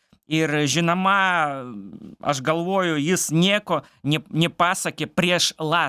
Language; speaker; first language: Lithuanian; non-native, learner; Belarusian